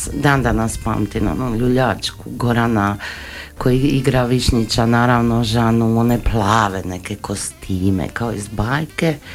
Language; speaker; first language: Croatian; native; Croatian